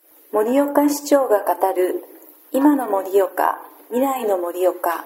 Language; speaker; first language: Japanese; native; Japanese